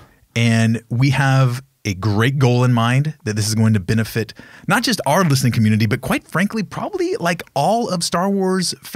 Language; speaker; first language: English; native; English